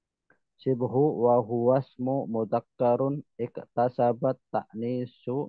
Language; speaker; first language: Arabic; non-native, learner; Indonesian